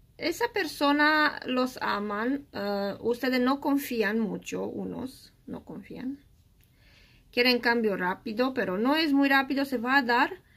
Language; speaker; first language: Spanish; non-native, learner; Romanian